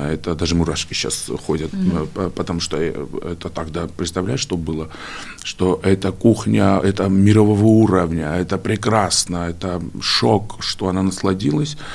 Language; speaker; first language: Russian; non-native, fluent; Georgian